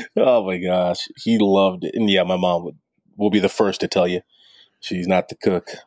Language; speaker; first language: English; native; English